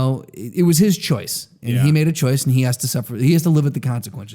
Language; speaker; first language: English; native; English